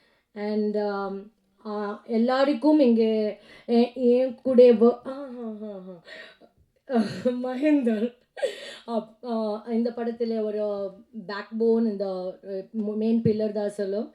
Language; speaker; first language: Tamil; non-native, learner; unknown